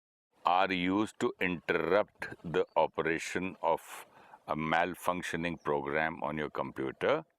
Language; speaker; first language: English; non-native, local second language; Hindi